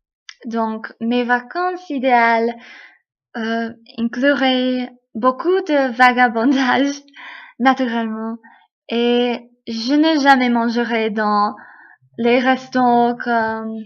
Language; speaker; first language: French; non-native, learner; English